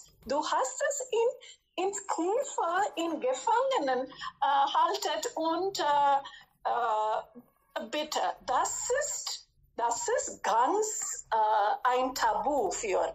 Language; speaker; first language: German; non-native, fluent; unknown